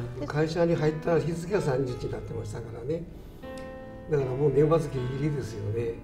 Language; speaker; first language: Japanese; native; Japanese